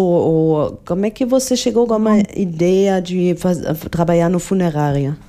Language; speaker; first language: Portuguese; non-native, fluent; German